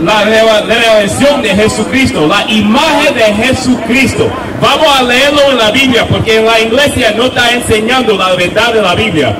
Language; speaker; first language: Spanish; non-native, learner; English